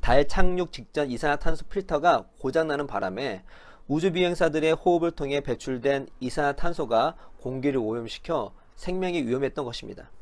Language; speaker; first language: Korean; native; Korean